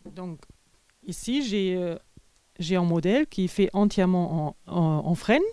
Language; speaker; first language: French; non-native, fluent; German